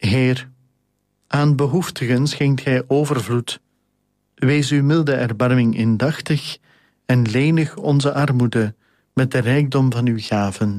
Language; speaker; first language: Dutch; native; Dutch